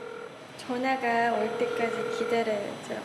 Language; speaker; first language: Korean; non-native, fluent; Uzbek